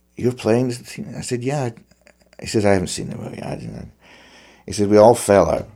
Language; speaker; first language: English; native; English